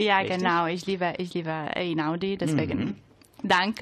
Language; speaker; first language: German; non-native, learner; Italian